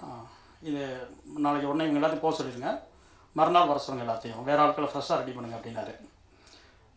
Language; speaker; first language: Tamil; native; Tamil